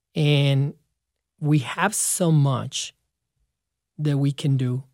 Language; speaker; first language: English; non-native, fluent; Spanish